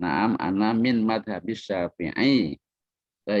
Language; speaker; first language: Arabic; non-native, learner; Indonesian